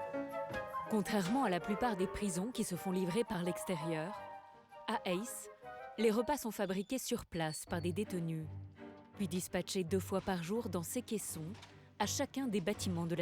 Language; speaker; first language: French; native; French